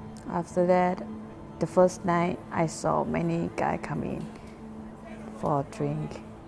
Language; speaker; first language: English; non-native, learner; Akha